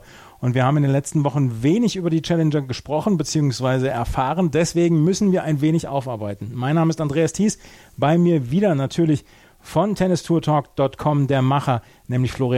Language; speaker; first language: German; native; German